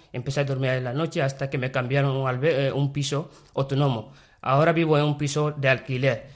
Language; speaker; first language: Spanish; non-native, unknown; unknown